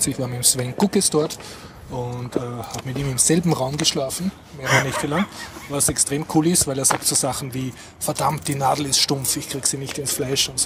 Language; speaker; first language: German; native; German